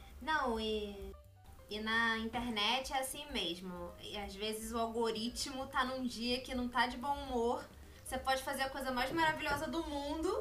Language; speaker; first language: Portuguese; native; Portuguese